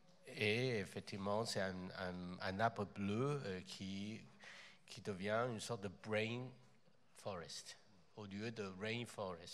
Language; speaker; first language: French; non-native, fluent; Chinese